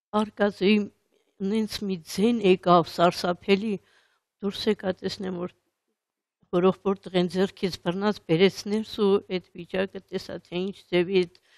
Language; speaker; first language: Armenian; native; Armenian